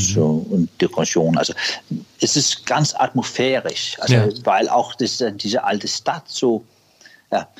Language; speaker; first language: German; non-native, learner; Danish